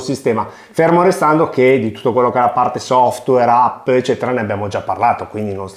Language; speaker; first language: Italian; native; Italian